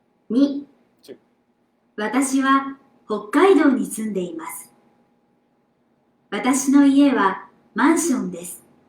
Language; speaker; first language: Japanese; non-native, learner; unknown